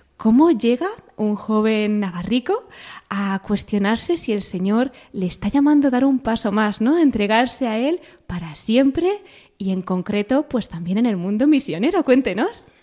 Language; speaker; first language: Spanish; native; Spanish